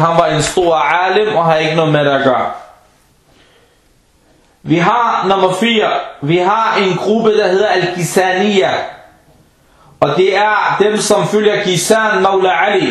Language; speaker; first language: Danish; early bilingual, other home language; Arabic